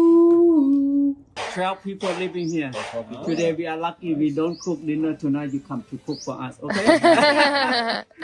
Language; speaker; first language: English; non-native, learner; Thai